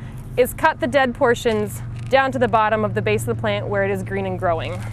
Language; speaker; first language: English; native; English